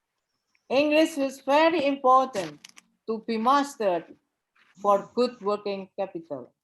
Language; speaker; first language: English; non-native, fluent; Indonesian